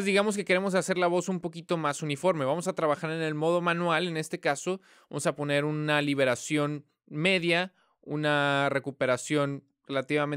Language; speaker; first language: Spanish; native; Spanish